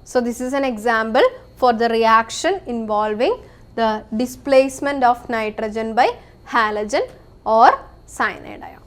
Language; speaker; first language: English; non-native, local second language; Malayalam